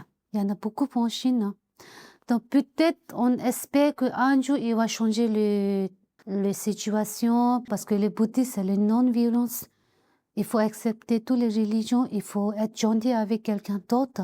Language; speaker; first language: French; non-native, learner; Tibetan